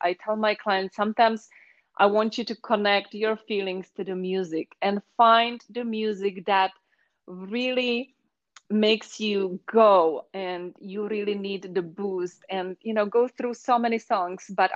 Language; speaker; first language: English; non-native, fluent; Czech